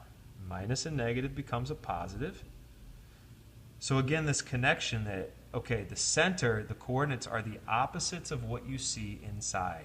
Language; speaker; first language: English; native; English